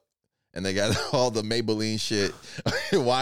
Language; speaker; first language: English; non-native, local second language; Igbo